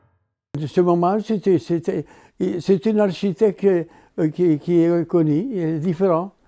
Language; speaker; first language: French; non-native, learner; Catalan